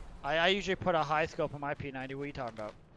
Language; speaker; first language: English; native; English